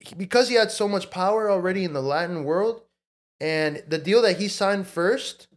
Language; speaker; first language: English; early bilingual, other home language; Spanish